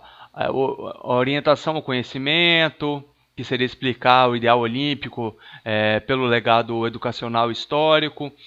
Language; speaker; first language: Portuguese; native; Portuguese